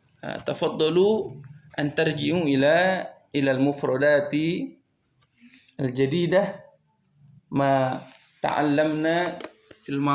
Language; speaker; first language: Arabic; non-native, fluent; Indonesian